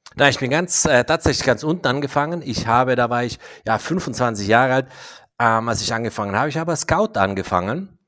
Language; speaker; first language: German; non-native, fluent; English